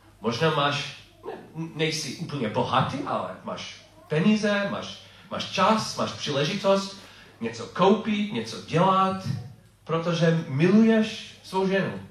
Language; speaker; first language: Czech; non-native, fluent; English